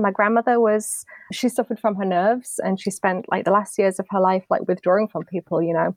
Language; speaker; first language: English; native; English